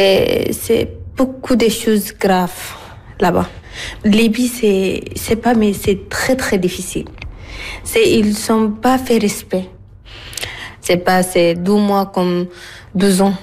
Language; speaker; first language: French; non-native, learner; Arabic